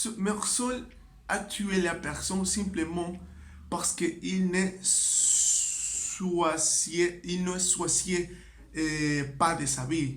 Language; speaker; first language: French; non-native, learner; Spanish